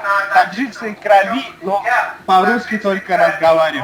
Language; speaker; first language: Russian; native; Russian